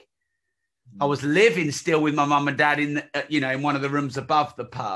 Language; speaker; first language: English; native; English